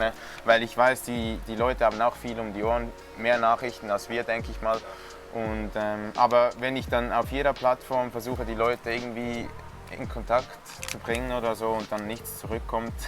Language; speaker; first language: German; native; German